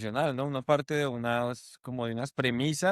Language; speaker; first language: Spanish; native; Spanish